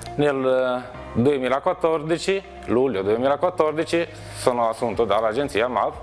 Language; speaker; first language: Italian; non-native, fluent; Romanian